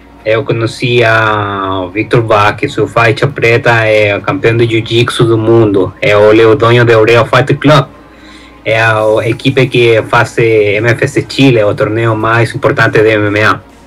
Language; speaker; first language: Portuguese; non-native, learner; Spanish